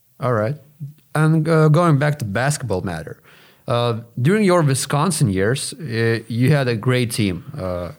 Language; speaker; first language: English; non-native, fluent; Lithuanian